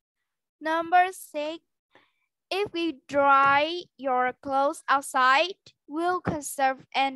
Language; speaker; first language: English; non-native, learner; Vietnamese